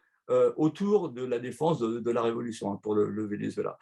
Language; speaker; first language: French; native; French